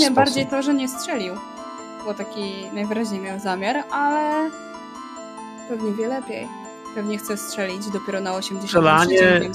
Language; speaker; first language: Polish; native; Polish